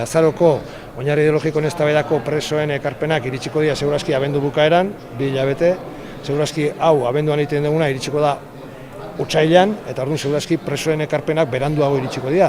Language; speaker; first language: Basque; native; Basque